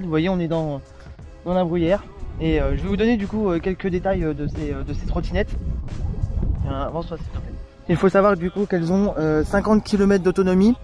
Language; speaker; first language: French; native; French